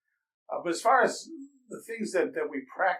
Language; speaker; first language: English; native; English